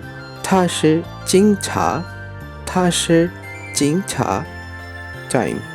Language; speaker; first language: Chinese; non-native, fluent; Urdu